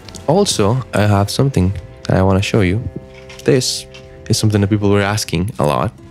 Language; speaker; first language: English; non-native, fluent; Spanish